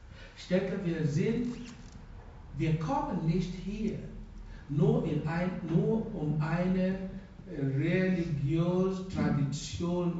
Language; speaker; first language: German; non-native, fluent; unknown